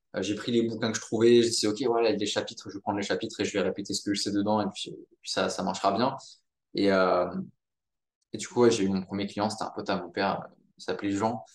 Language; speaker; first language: French; native; French